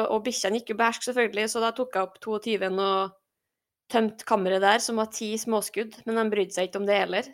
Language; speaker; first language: Norwegian; native; Norwegian